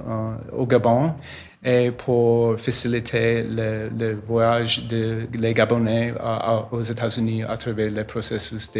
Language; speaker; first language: French; non-native, learner; English